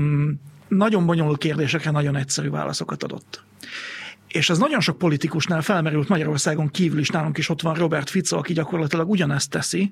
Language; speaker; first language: Hungarian; native; Hungarian